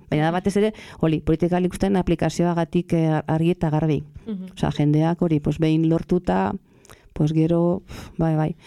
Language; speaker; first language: Basque; non-native, local second language; Spanish